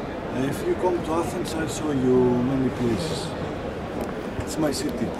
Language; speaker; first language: English; non-native, learner; Greek